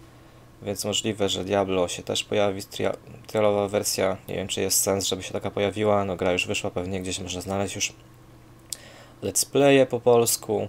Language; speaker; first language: Polish; native; Polish